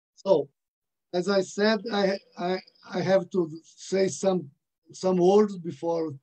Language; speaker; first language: English; non-native, fluent; Portuguese